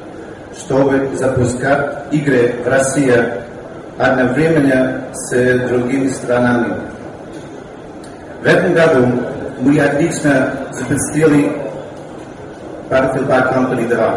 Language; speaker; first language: Russian; non-native, learner; English